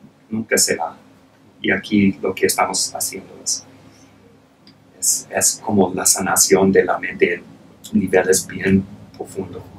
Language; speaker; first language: Spanish; non-native, fluent; English